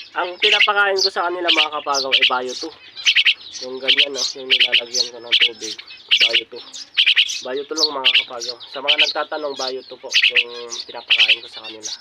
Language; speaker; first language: Filipino; native; Filipino